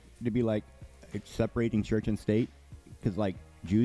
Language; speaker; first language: English; native; English